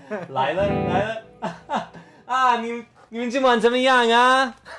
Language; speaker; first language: Chinese; non-native, learner; English